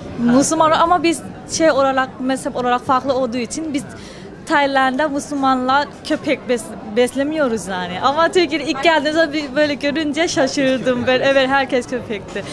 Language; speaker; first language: Turkish; non-native, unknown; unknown